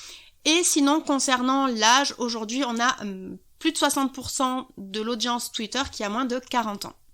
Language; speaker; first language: French; native; French